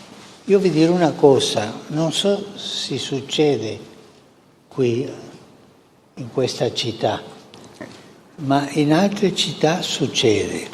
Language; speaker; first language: Italian; non-native, fluent; Spanish